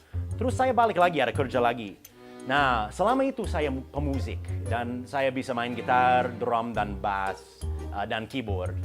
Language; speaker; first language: Indonesian; non-native, fluent; English